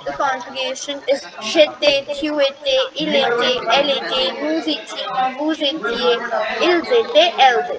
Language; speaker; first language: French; non-native, fluent; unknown